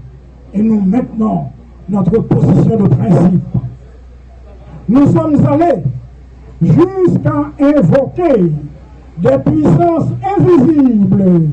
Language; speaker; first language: French; non-native, local second language; Haitian Creole